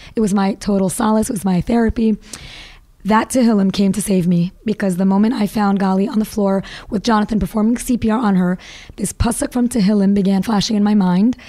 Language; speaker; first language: English; native; English